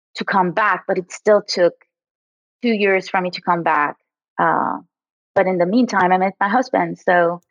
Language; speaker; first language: English; early bilingual, other home language; French